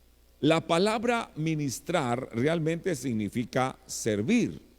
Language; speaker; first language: Spanish; native; Spanish